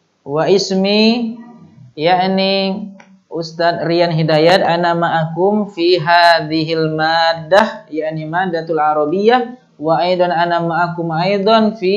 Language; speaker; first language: Arabic; non-native, fluent; Indonesian